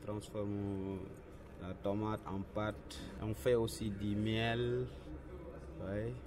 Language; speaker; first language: French; non-native, local second language; Wolof